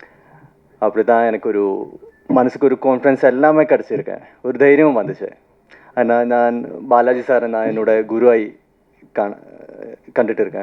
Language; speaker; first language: Tamil; non-native, fluent; Malayalam